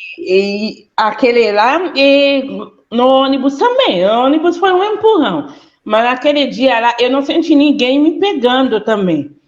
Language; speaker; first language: Portuguese; non-native, fluent; Haitian Creole